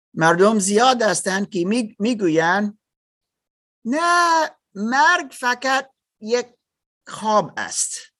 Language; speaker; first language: Persian; non-native, learner; German